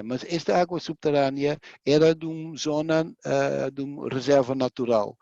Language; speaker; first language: Portuguese; non-native, fluent; Dutch